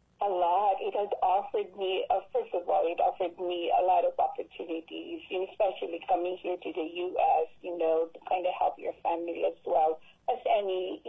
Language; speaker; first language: English; non-native, local second language; Filipino